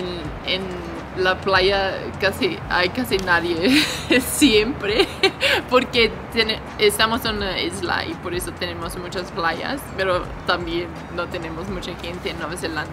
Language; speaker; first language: Spanish; non-native, learner; English